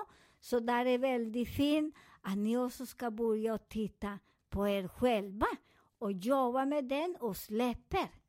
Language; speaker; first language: Swedish; non-native, fluent; Spanish